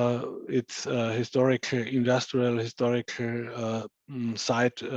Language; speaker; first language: English; non-native, fluent; German